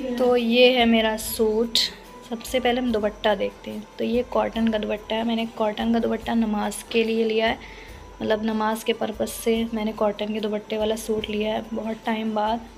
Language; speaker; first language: Hindi; native; Hindi